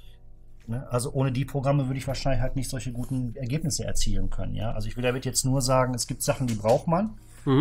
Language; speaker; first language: German; native; German